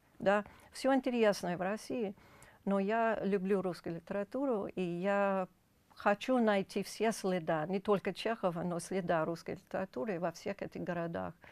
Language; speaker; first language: Russian; non-native, fluent; English